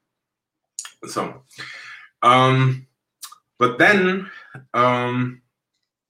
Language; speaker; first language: English; non-native, fluent; German